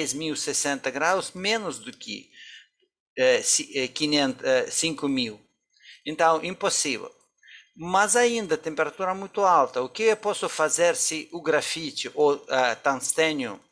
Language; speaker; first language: Portuguese; non-native, fluent; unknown